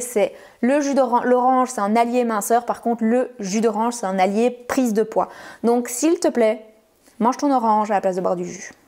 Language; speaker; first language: French; native; French